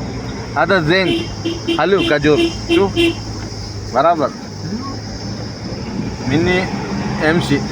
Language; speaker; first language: Arabic; non-native, learner; Malayalam